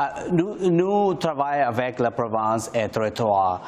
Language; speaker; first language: French; non-native, learner; English